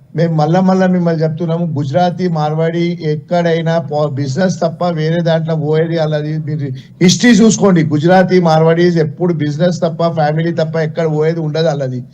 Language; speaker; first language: Telugu; non-native, local second language; Gujarati